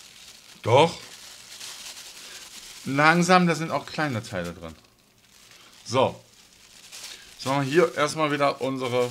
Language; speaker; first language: German; native; German